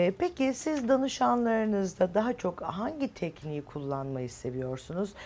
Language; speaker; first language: Turkish; native; Turkish